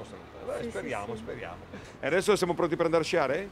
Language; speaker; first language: Italian; native; Italian